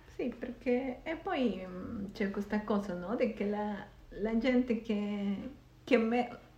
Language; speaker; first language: Italian; non-native, fluent; Spanish